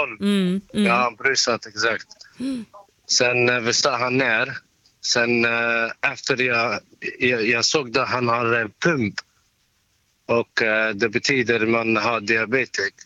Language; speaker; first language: Swedish; non-native, local second language; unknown